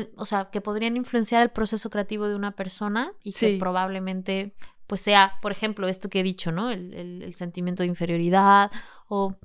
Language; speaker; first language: Spanish; native; Spanish